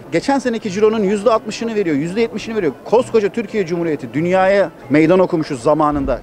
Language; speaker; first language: Turkish; native; Turkish